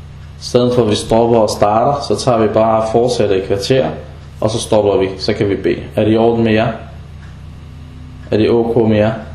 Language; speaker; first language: Danish; non-native, fluent; Arabic